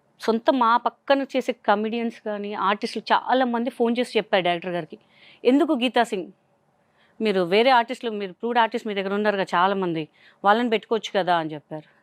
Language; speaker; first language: Telugu; non-native, local second language; Hindi